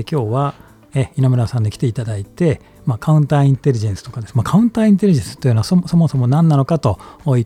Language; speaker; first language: Japanese; native; Japanese